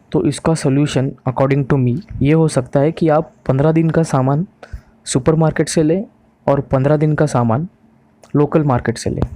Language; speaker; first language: Hindi; non-native, local second language; Marathi